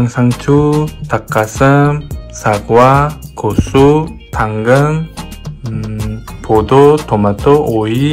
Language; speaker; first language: Korean; non-native, learner; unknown